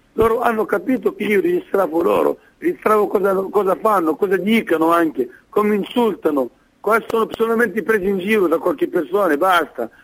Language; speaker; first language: Italian; non-native, fluent; Arabic